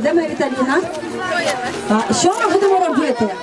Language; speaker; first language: Ukrainian; native; Ukrainian